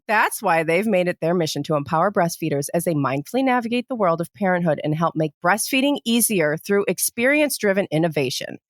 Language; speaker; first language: English; native; English